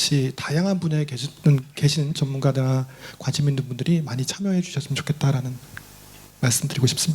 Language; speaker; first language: Korean; native; Korean